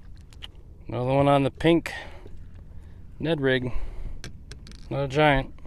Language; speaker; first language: English; native; English